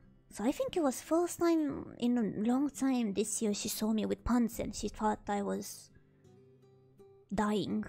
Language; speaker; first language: English; non-native, fluent; Japanese